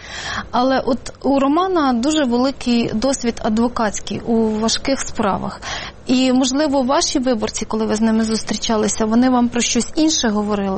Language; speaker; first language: Ukrainian; native; Ukrainian